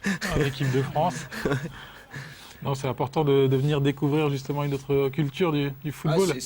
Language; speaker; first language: French; native; French